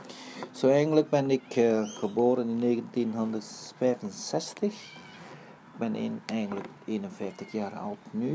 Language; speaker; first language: Dutch; early bilingual, other home language; Vietnamese